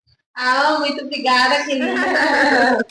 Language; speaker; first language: Portuguese; non-native, learner; Spanish